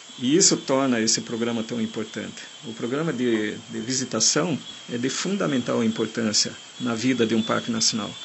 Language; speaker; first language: Portuguese; non-native, fluent; German